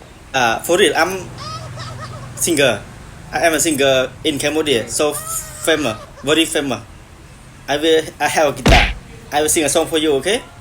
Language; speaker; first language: English; non-native, learner; Khmer